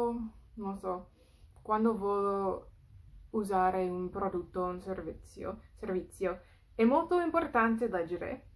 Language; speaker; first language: Italian; non-native, fluent; English